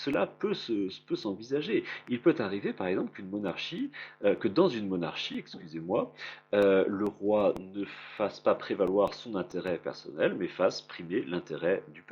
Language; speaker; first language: French; native; French